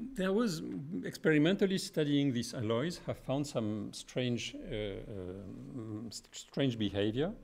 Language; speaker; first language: English; non-native, fluent; French